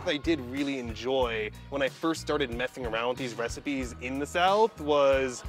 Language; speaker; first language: English; native; English